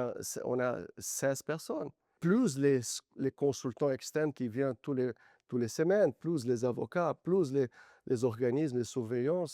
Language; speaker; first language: French; non-native, learner; Portuguese